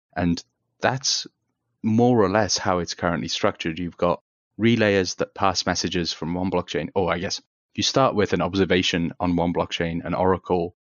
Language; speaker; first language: English; native; English